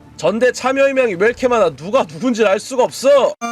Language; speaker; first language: Korean; native; Korean